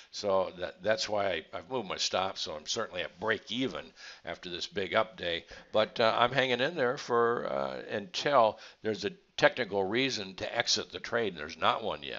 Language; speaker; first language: English; native; English